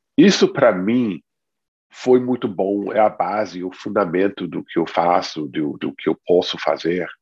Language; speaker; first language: Portuguese; non-native, fluent; English